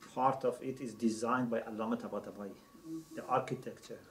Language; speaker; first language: English; non-native, fluent; Persian